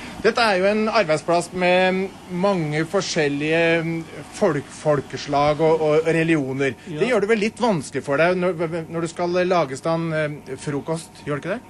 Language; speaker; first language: Norwegian; native; Norwegian